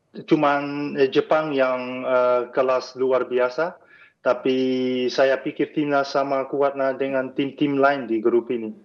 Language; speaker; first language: Indonesian; non-native, fluent; Dutch